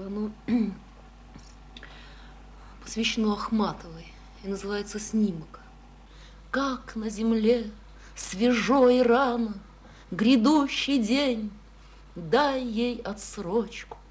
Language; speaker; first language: Russian; native; Russian